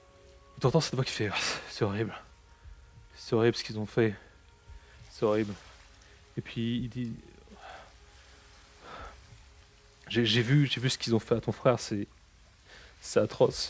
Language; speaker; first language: French; native; French